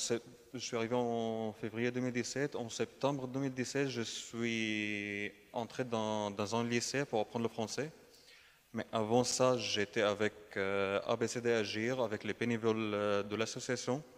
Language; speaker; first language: French; non-native, fluent; Arabic